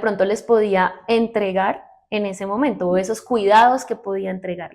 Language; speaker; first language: Spanish; native; Spanish